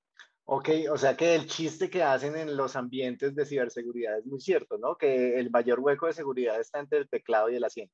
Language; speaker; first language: Spanish; native; Spanish